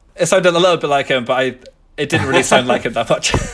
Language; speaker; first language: English; native; English